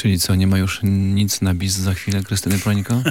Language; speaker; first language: Polish; native; Polish